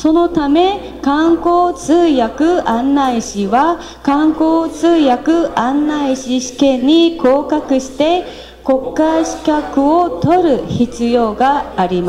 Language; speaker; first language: Japanese; non-native, fluent; Korean